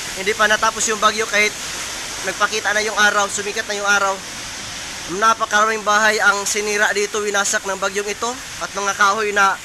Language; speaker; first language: Filipino; non-native, local second language; Masbatenyo